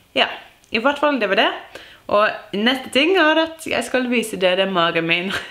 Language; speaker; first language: Norwegian; non-native, learner; English